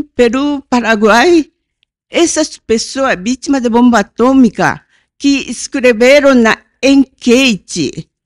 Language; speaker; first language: Portuguese; non-native, learner; Japanese